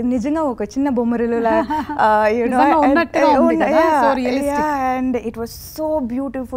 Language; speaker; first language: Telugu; non-native, fluent; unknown